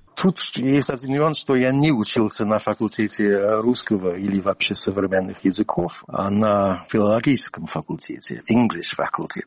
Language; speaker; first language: Russian; non-native, fluent; English